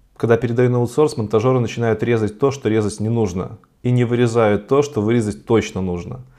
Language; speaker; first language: Russian; native; Russian